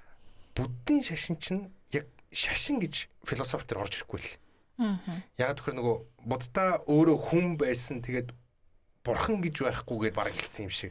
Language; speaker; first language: Mongolian; native; Mongolian